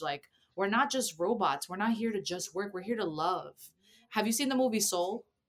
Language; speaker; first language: English; early bilingual, other home language; Spanish